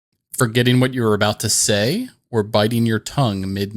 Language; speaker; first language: English; native; English